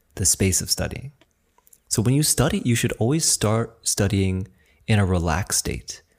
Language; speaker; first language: English; early bilingual, other home language; Chinese